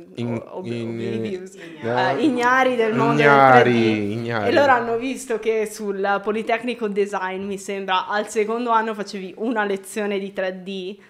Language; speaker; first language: Italian; native; Italian